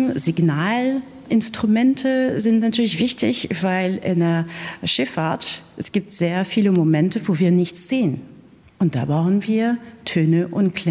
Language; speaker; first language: German; non-native, fluent; French